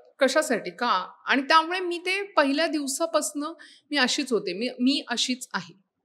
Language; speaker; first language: Marathi; native; Marathi